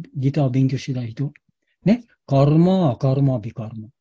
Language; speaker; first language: Japanese; non-native, learner; Bangla